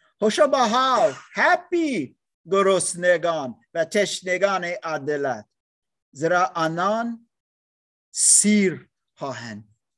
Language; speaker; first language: Persian; non-native, learner; English